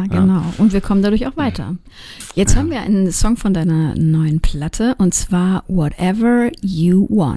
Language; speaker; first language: German; native; German